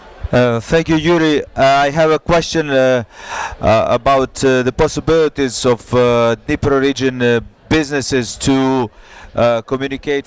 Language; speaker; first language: English; non-native, fluent; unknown